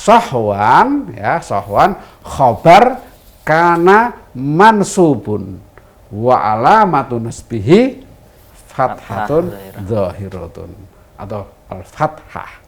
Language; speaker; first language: Arabic; non-native, fluent; Indonesian